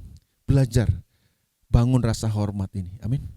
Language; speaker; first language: Indonesian; native; Indonesian